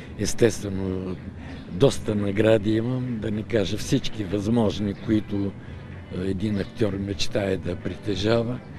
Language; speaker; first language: Bulgarian; native; Bulgarian